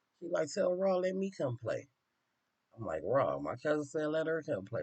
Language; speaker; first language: English; native; English